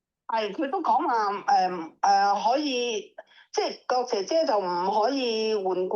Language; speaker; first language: Cantonese; native; Cantonese